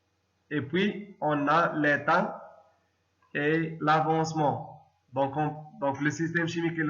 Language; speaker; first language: French; non-native, local second language; Arabic